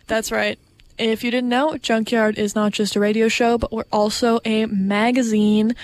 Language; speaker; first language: English; native; English